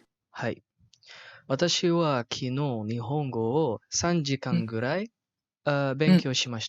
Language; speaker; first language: Japanese; non-native, learner; Malay